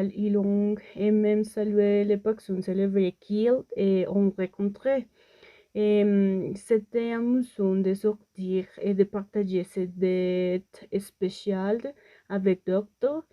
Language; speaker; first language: French; non-native, learner; Spanish